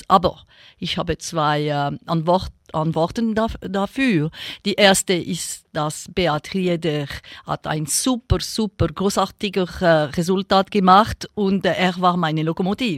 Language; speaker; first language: German; non-native, local second language; French